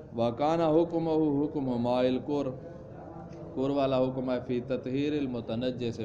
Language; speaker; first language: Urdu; non-native, local second language; Punjabi